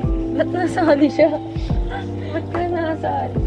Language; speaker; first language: Filipino; native; Filipino